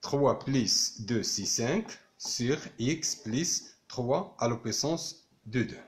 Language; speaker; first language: French; non-native, local second language; Arabic